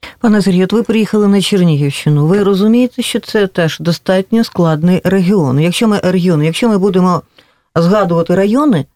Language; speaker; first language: Ukrainian; native; Ukrainian